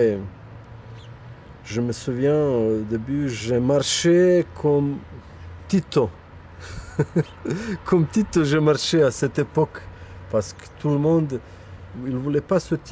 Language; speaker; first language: French; non-native, fluent; Bosnian